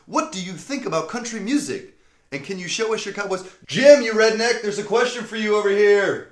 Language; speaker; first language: English; non-native, fluent; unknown